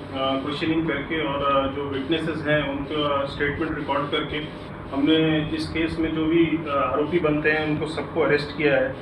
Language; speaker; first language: Hindi; non-native, local second language; Gujarati